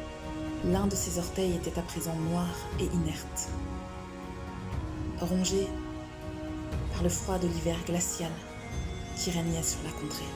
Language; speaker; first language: French; native; French